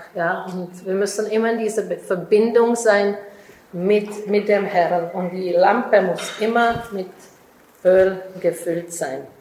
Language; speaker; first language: German; non-native, fluent; Czech